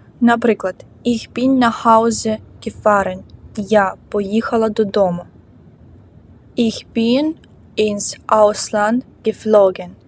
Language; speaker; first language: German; non-native, fluent; Ukrainian